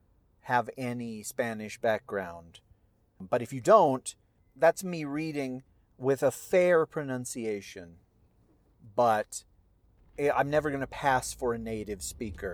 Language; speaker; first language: English; early bilingual, other home language; Spanish